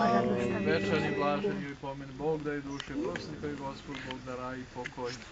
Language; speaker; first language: Serbian; native; Serbian